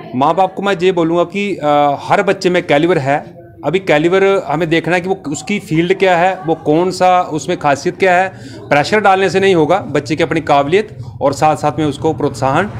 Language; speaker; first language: Hindi; native; Hindi